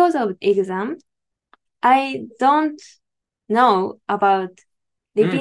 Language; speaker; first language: English; non-native, learner; Japanese